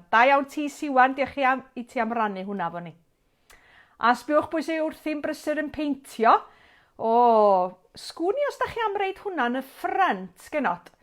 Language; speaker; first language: Welsh; native; Welsh